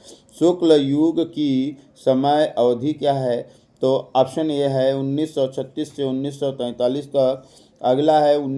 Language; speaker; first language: Hindi; native; Hindi